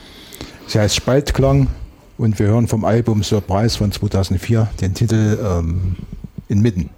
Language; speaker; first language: German; native; German